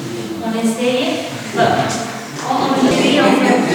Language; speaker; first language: French; non-native, fluent; Italian